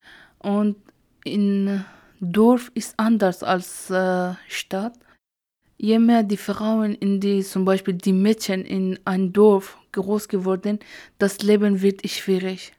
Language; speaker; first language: German; non-native, learner; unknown